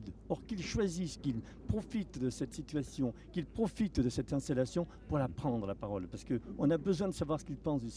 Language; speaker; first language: French; native; French